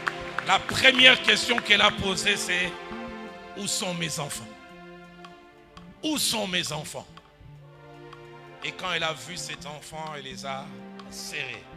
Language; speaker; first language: French; non-native, local second language; Lingala